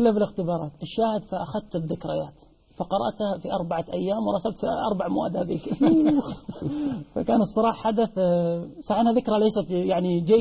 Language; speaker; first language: Arabic; native; Arabic